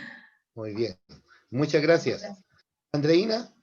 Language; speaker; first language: Spanish; native; Spanish